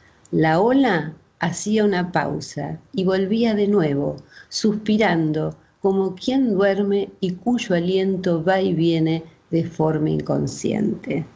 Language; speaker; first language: Spanish; native; Spanish